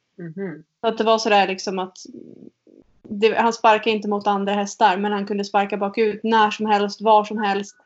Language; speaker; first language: Swedish; native; Swedish